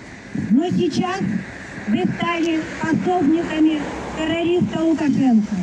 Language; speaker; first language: Russian; native; Russian